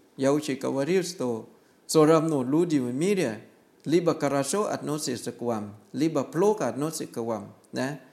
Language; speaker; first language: Russian; non-native, learner; Thai